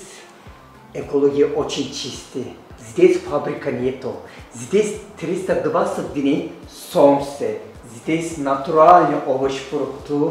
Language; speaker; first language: Russian; non-native, learner; Turkish